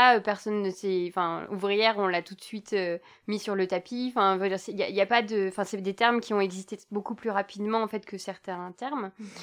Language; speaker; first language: French; native; French